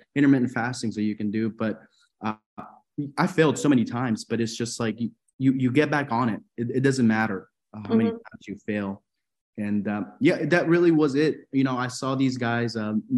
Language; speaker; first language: English; non-native, fluent; Spanish